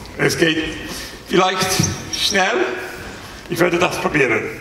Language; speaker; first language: German; non-native, learner; English